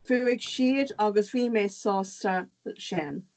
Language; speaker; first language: Irish; non-native, local second language; English